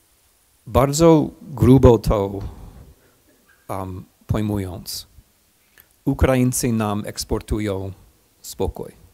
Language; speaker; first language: Polish; non-native, fluent; English